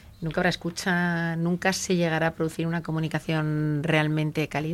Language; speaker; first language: Spanish; native; Spanish